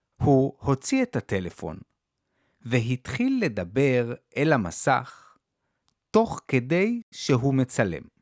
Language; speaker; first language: Hebrew; native; Hebrew